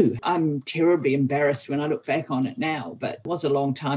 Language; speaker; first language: English; native; English